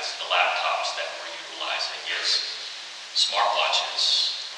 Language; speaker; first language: English; native; English